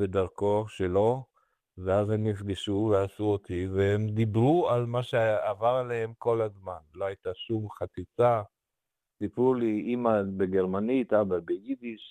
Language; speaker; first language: Hebrew; non-native, fluent; Romanian